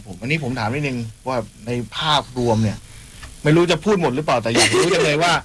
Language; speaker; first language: Thai; native; Thai